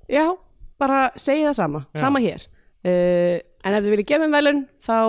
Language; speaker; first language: Icelandic; native; Icelandic